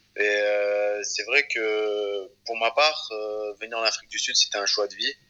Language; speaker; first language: French; early bilingual, other home language; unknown